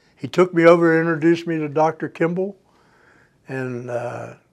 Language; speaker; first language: English; native; English